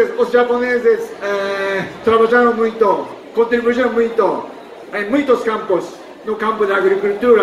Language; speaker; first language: Portuguese; non-native, fluent; Japanese